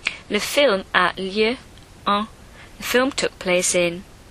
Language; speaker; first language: English; native; English